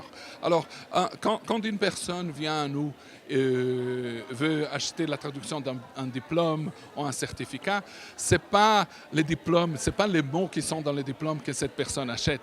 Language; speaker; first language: French; non-native, fluent; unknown